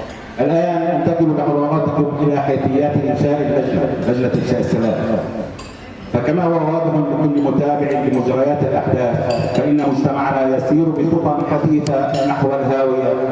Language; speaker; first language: Arabic; native; Arabic